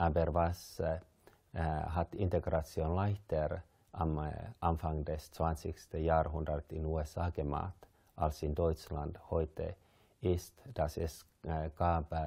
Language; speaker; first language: German; non-native, fluent; Finnish